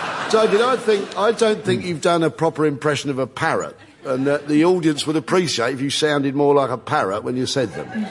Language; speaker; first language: English; native; English